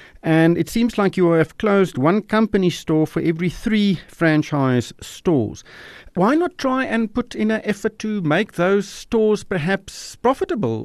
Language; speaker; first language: English; non-native, local second language; Afrikaans